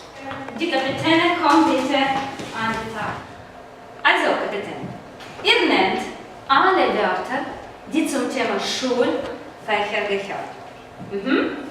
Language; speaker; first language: German; non-native, fluent; Russian